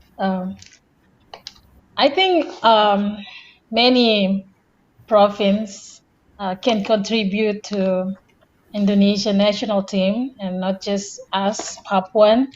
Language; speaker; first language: English; non-native, fluent; Indonesian